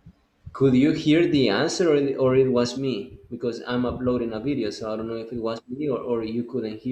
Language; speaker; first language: English; non-native, fluent; Spanish